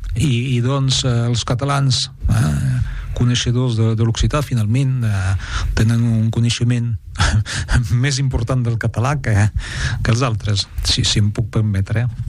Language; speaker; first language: Catalan; non-native, fluent; French